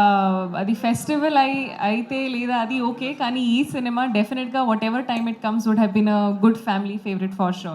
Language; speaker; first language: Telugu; non-native, local second language; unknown